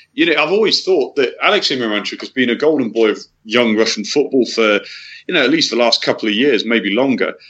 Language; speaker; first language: English; native; English